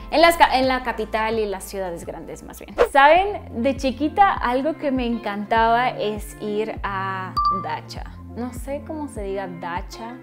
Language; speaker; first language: Spanish; non-native, fluent; Russian